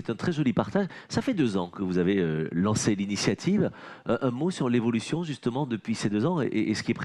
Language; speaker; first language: French; native; French